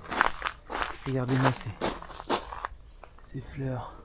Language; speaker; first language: French; native; French